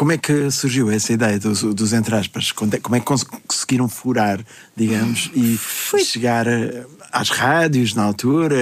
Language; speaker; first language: Portuguese; native; Portuguese